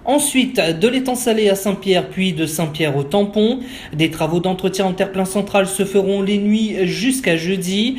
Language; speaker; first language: French; native; French